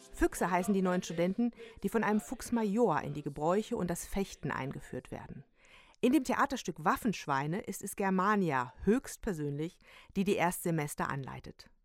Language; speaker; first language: German; native; German